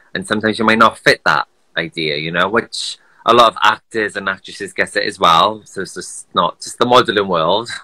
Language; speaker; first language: English; native; English